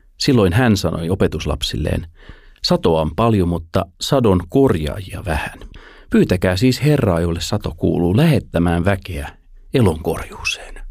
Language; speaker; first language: Finnish; native; Finnish